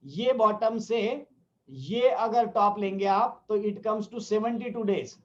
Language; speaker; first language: Hindi; non-native, local second language; Marathi